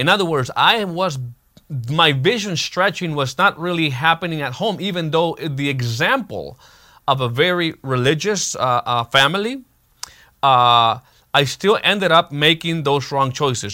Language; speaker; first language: English; early bilingual, other home language; Spanish